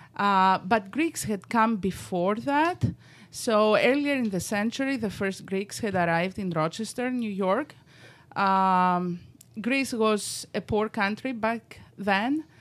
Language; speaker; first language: English; non-native, fluent; Greek